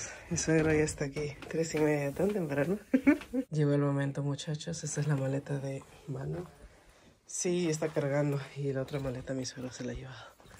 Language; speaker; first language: Spanish; native; Spanish